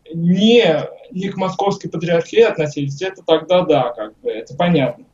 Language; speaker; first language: Russian; native; Russian